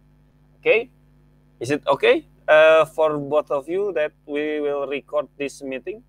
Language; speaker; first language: English; non-native, fluent; Indonesian